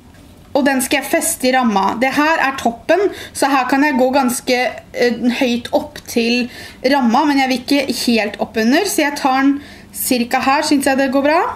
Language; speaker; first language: Norwegian; native; Norwegian